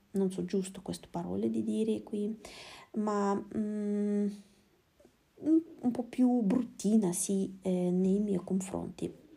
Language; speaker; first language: Italian; non-native, fluent; Russian